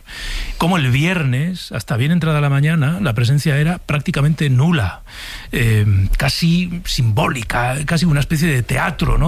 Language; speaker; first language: Spanish; native; Spanish